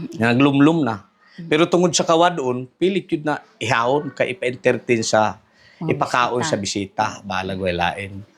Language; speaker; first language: Cebuano; non-native, local second language; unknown